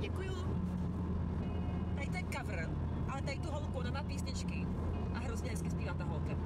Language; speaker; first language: Czech; native; Czech